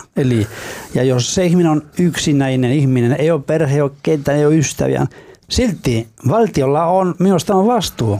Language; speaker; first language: Finnish; non-native, fluent; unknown